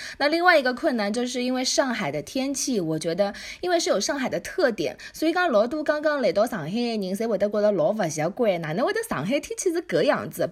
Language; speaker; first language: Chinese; native; Chinese